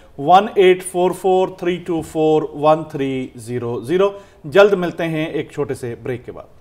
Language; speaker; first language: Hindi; non-native, local second language; Punjabi